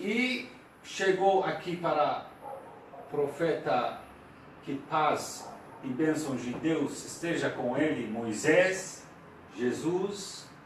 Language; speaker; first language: Portuguese; non-native, fluent; Persian